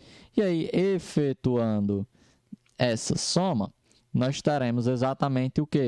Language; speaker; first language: Portuguese; native; Portuguese